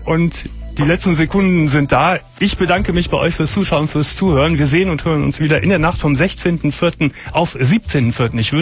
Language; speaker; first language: German; native; German